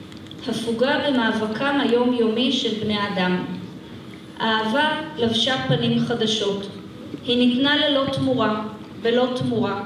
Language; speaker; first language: Hebrew; native; Hebrew